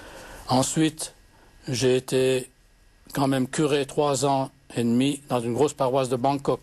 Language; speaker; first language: French; native; French